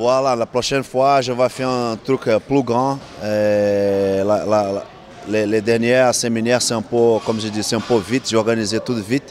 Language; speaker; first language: French; non-native, learner; Portuguese